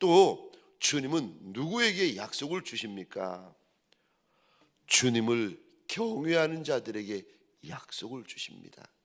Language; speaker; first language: Korean; native; Korean